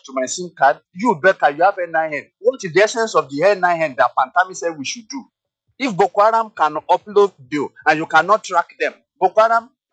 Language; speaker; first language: English; non-native, local second language; Yoruba